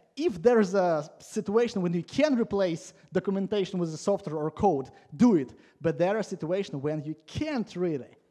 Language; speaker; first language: English; non-native, fluent; Latvian